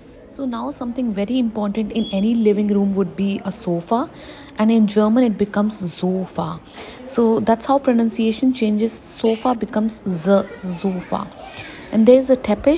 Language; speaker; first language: English; non-native, local second language; Hindi